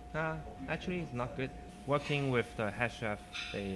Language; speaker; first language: English; non-native, local second language; Cantonese